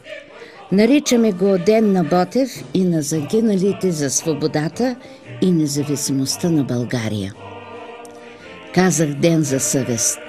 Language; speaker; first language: Bulgarian; native; Bulgarian